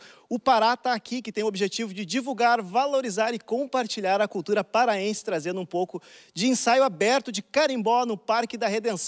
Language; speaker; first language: Portuguese; native; Portuguese